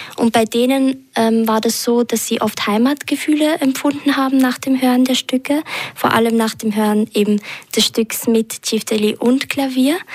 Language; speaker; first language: German; early bilingual, other home language; Albanian